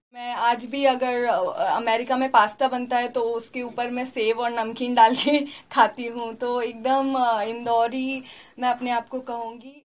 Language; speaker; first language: Hindi; native; Hindi